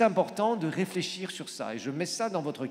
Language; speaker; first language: French; native; French